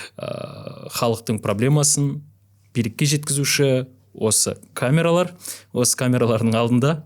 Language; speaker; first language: Kazakh; native; Kazakh